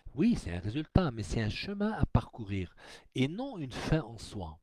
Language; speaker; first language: French; non-native, local second language; Arabic